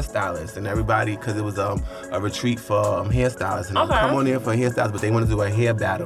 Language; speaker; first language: English; native; English